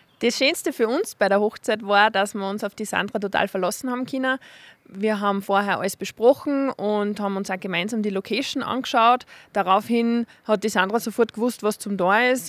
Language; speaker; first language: German; native; German